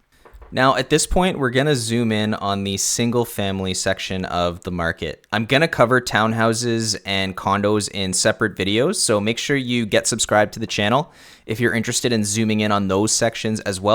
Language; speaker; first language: English; native; English